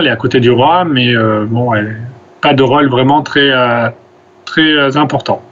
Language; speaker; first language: French; native; French